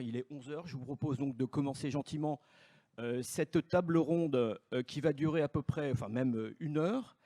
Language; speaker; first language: French; native; French